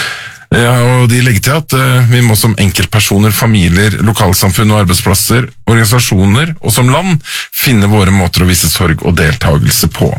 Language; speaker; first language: Norwegian; native; Norwegian